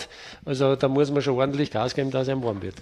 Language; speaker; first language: German; native; German